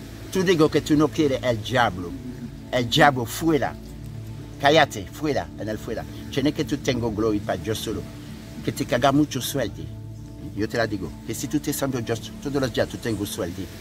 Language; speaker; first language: Spanish; non-native, learner; French